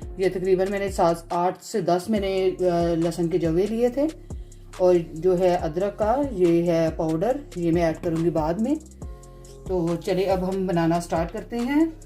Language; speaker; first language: Urdu; native; Urdu